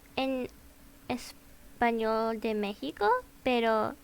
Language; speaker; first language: Spanish; non-native, learner; English